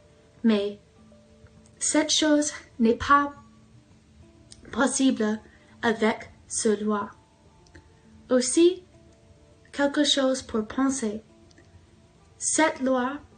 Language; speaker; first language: French; non-native, learner; English